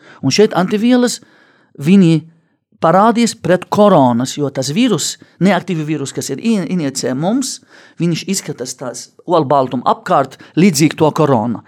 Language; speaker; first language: Latvian; non-native, fluent; Arabic